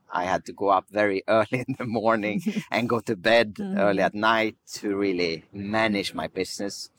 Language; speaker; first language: English; early bilingual, other home language; Swedish